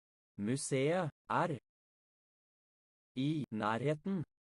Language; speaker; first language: Norwegian; non-native, learner; English